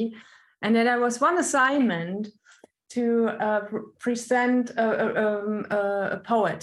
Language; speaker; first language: English; non-native, fluent; German